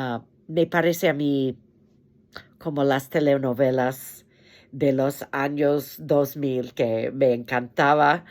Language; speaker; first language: Spanish; non-native, fluent; English